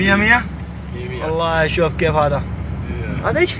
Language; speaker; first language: Arabic; non-native, learner; Punjabi